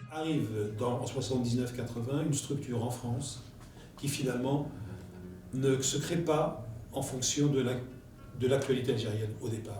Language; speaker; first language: French; native; French